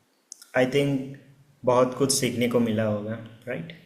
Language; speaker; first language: Hindi; native; Hindi